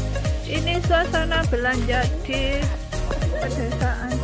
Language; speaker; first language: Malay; non-native, local second language; Javanese